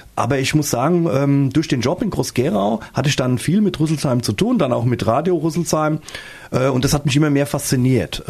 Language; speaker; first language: German; native; German